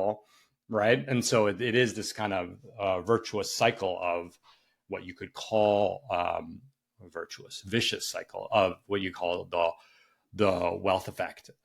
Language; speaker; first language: English; native; English